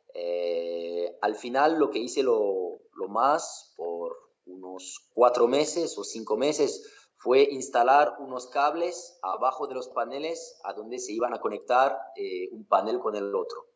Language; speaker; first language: Spanish; non-native, fluent; French